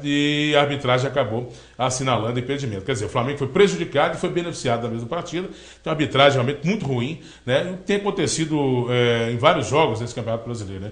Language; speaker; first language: Portuguese; native; Portuguese